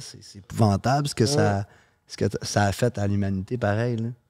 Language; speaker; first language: French; early bilingual, heritage; French